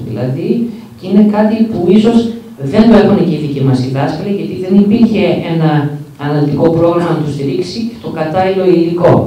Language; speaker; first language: Greek; early bilingual, heritage; Greek